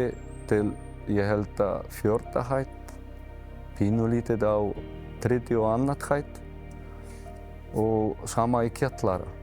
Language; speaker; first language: Icelandic; non-native, learner; Polish